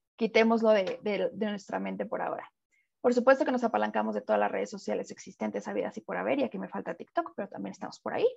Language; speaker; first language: Spanish; native; Spanish